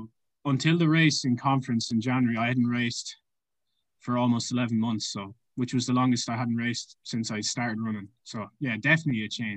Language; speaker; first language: English; native; English